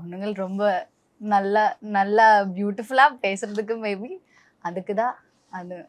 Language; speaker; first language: Tamil; non-native, learner; Malayalam